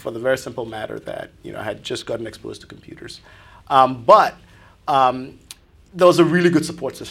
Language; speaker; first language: English; non-native, local second language; Akan